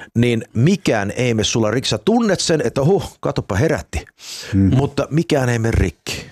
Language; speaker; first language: Finnish; early bilingual, heritage; Finnish